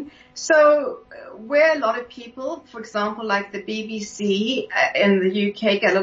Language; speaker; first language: English; native; English